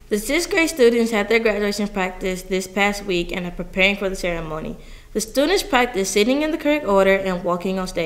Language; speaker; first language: English; native; English